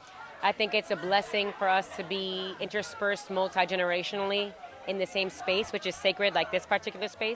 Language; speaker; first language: English; native; English